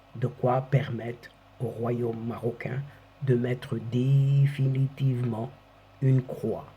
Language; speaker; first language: French; non-native, local second language; Arabic